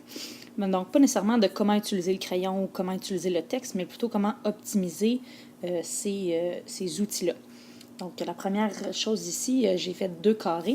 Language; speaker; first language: French; native; French